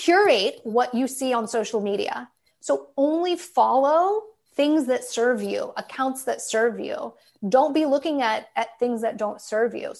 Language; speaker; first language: English; native; English